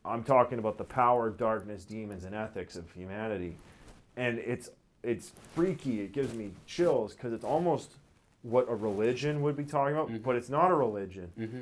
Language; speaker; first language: English; native; English